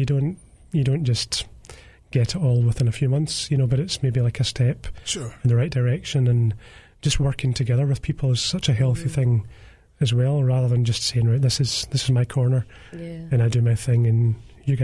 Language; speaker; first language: English; native; English